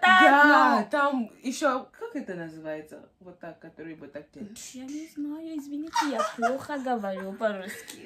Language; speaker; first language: Russian; non-native, learner; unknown